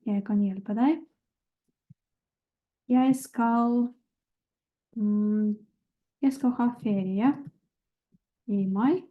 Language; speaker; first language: Norwegian; non-native, fluent; Lithuanian